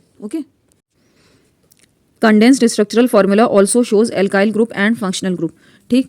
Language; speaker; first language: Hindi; native; Hindi